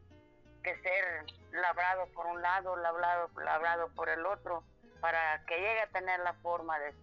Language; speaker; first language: Spanish; native; Spanish